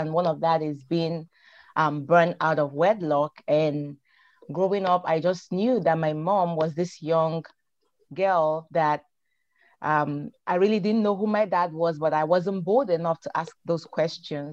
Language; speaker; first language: English; non-native, local second language; Igbo